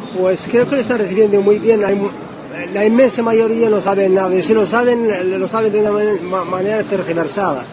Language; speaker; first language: Spanish; non-native, local second language; Arabic